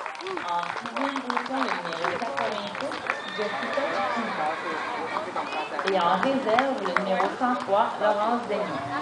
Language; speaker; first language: French; native; French